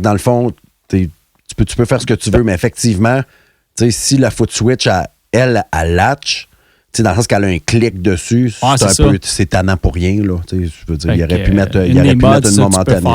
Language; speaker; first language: French; native; French